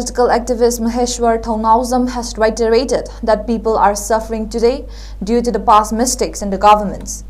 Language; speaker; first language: English; non-native, local second language; Manipuri